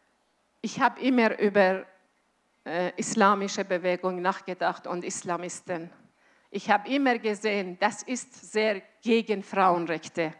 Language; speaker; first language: German; non-native, fluent; Azerbaijani